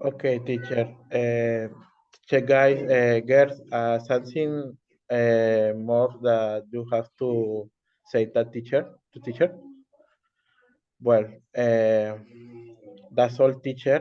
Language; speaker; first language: English; non-native, learner; Spanish